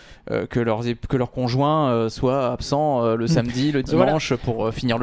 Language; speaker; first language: French; native; French